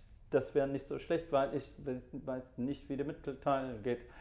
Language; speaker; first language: German; non-native, fluent; English